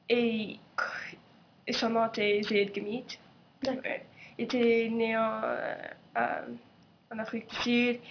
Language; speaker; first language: French; non-native, local second language; English